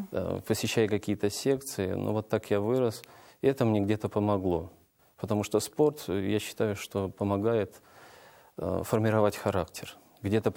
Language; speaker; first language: Russian; native; Russian